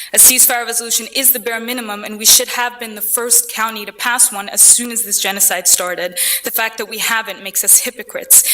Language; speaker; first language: English; early bilingual, other home language; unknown